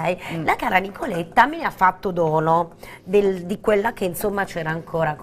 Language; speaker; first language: Italian; native; Italian